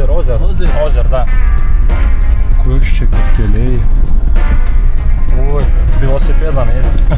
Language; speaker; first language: Russian; non-native, learner; Lithuanian